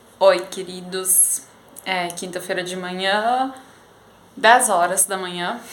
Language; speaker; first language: Portuguese; native; Portuguese